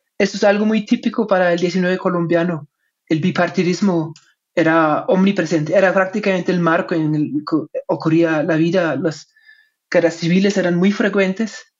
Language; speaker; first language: Spanish; non-native, fluent; German